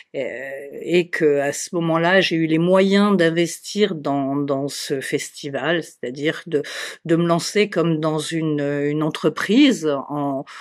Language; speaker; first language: French; native; French